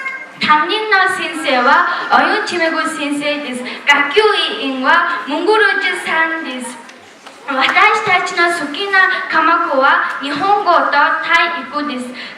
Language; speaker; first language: Japanese; non-native, learner; Mongolian